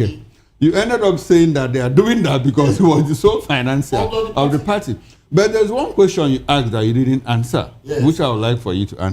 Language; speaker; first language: English; non-native, local second language; Igbo